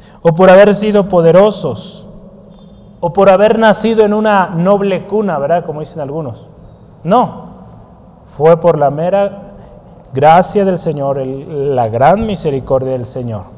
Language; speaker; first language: Spanish; native; Spanish